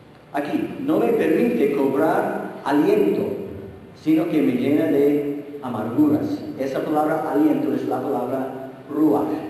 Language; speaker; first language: Spanish; non-native, fluent; English